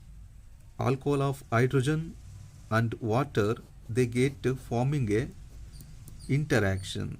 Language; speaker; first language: English; non-native, local second language; Kannada